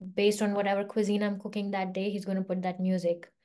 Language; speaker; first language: English; non-native, local second language; Hindi